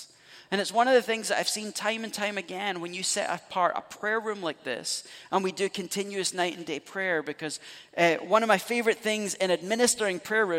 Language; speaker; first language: English; native; English